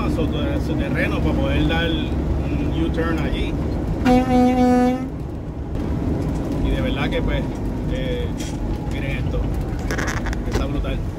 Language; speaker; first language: Spanish; native; Spanish